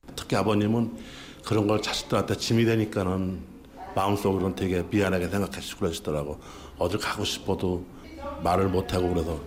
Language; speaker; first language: Korean; native; Korean